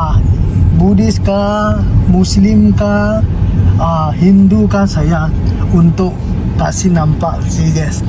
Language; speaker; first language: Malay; non-native, learner; Tedim Chin